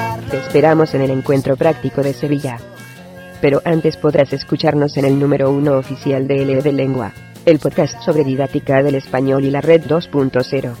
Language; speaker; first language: Spanish; native; Spanish